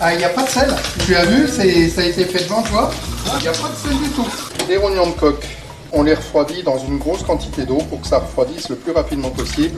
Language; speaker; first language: French; native; French